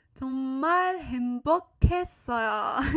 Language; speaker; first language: Korean; non-native, learner; English